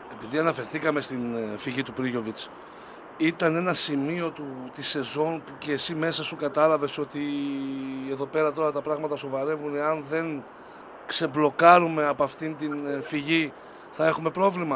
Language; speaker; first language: Greek; native; Greek